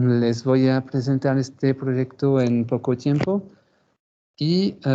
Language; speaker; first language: Spanish; non-native, fluent; French